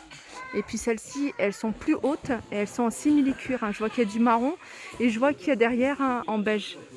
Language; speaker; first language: French; native; French